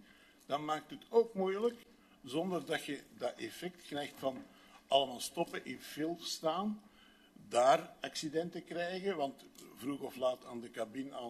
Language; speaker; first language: Dutch; native; Dutch